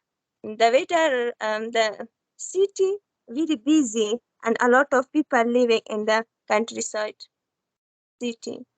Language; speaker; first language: English; non-native, learner; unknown